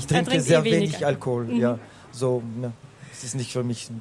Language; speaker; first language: German; non-native, learner; French